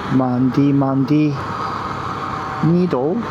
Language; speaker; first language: Chinese; non-native, learner; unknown